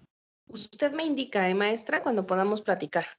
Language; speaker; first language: Spanish; native; Spanish